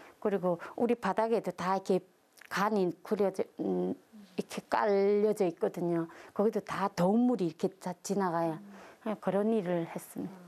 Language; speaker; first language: Korean; native; Korean